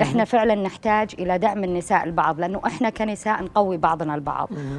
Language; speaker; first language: Arabic; native; Arabic